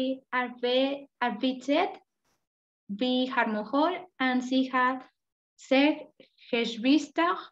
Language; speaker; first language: German; non-native, learner; Spanish